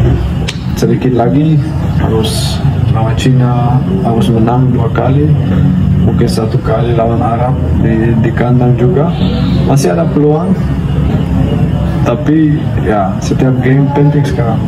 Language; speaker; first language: Indonesian; non-native, fluent; Korean